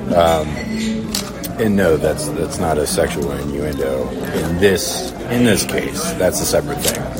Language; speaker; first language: English; native; English